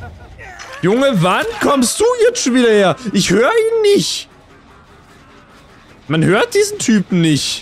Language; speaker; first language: German; native; German